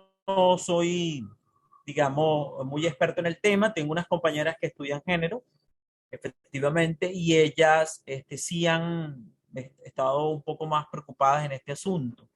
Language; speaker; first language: Spanish; native; Spanish